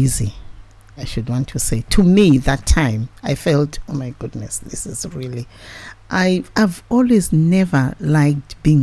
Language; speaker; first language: English; non-native, local second language; Shona